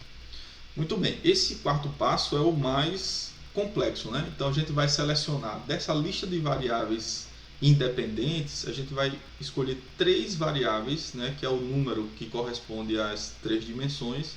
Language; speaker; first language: Portuguese; native; Portuguese